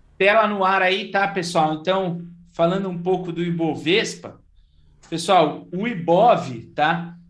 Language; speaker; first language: Portuguese; native; Portuguese